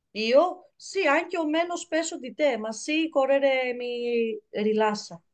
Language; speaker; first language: Italian; non-native, learner; Greek